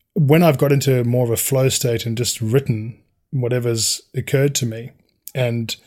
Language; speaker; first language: English; native; English